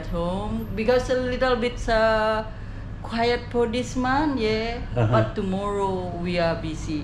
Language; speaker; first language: English; non-native, local second language; Indonesian